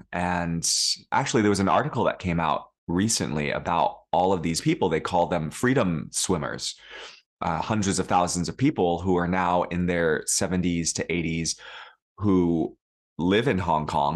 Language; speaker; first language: English; early bilingual, other home language; Cantonese